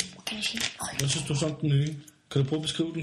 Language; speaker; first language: Danish; native; Danish